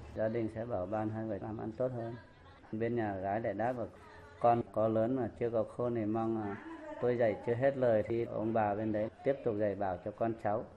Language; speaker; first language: Vietnamese; non-native, local second language; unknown